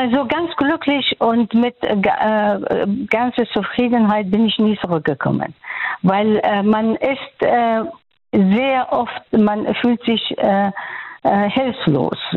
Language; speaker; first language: German; non-native, fluent; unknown